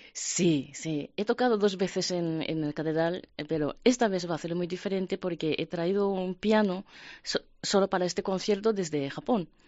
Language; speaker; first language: Spanish; non-native, fluent; Japanese